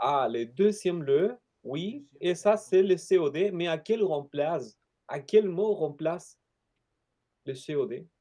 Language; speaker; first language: French; non-native, fluent; Spanish